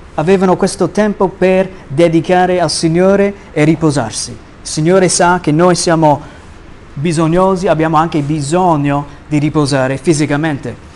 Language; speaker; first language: Italian; non-native, fluent; English